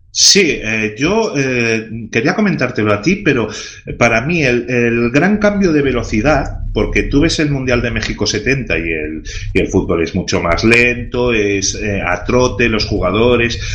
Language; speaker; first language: Spanish; non-native, local second language; Catalan